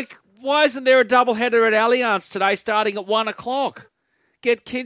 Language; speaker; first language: English; native; English